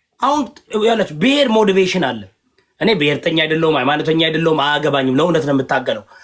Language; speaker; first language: Amharic; early bilingual, heritage; Amharic